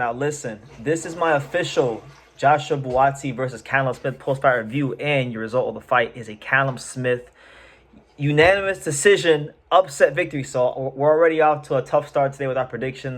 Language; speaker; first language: English; native; English